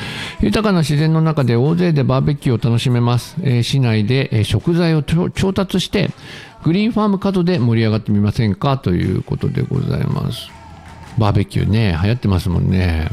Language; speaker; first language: Japanese; native; Japanese